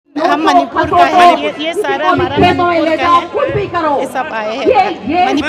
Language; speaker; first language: Hindi; non-native, local second language; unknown